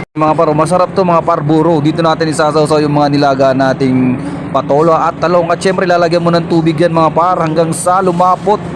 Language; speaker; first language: Filipino; native; Filipino